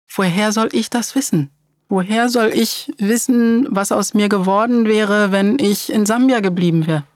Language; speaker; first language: German; early bilingual, other home language; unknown